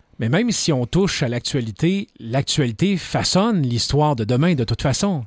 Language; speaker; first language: French; native; French